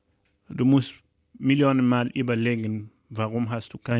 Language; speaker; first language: German; non-native, learner; Fula